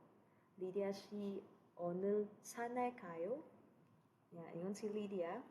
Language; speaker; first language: Korean; non-native, fluent; Cebuano